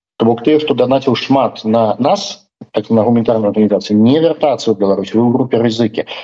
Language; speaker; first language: Belarusian; non-native, local second language; Russian